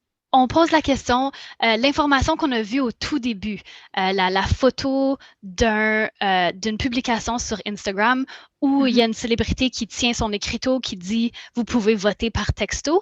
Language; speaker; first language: French; native; French